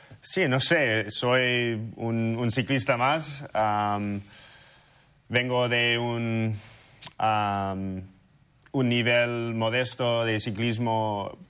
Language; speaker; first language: Spanish; non-native, fluent; English